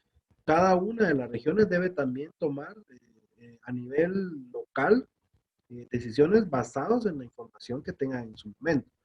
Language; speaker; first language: Spanish; native; Spanish